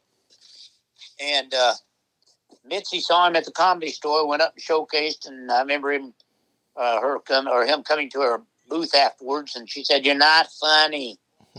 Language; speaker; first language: English; native; English